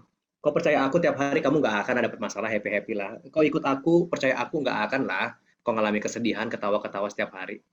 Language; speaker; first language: Indonesian; native; Indonesian